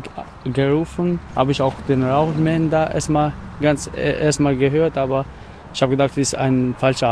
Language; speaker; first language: German; non-native, learner; Albanian